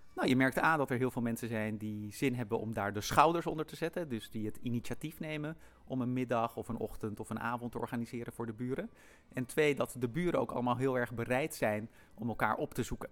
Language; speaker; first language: Dutch; native; Dutch